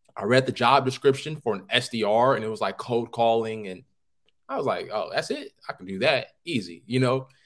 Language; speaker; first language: English; native; English